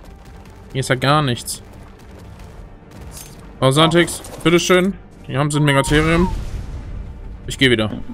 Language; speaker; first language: German; native; German